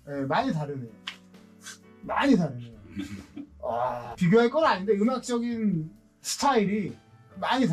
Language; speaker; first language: Korean; native; Korean